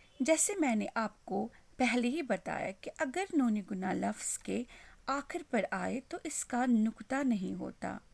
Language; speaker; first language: Urdu; non-native, local second language; Kashmiri